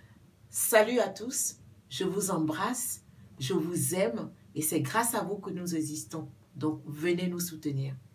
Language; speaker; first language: French; non-native, local second language; Baoulé